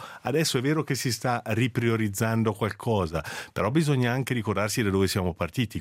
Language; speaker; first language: Italian; native; Italian